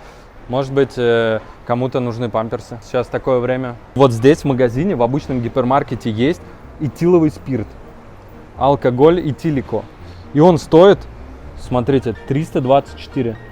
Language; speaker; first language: Russian; native; Russian